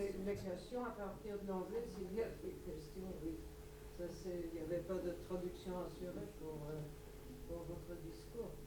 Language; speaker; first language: French; non-native, local second language; Luxembourgish